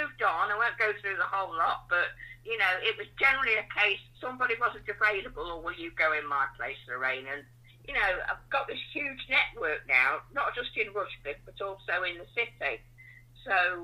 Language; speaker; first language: English; native; English